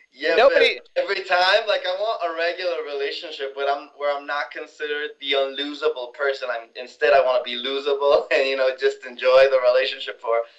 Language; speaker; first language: English; non-native, fluent; Spanish